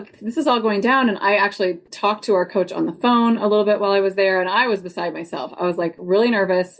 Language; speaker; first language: English; native; English